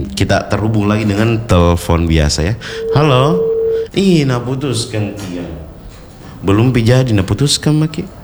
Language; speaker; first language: Indonesian; native; Indonesian